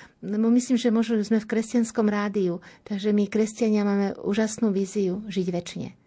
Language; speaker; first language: Slovak; native; Slovak